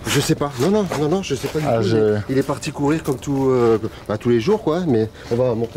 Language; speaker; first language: French; native; French